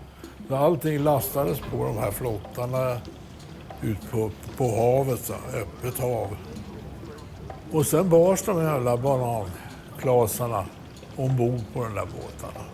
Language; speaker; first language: Swedish; native; Swedish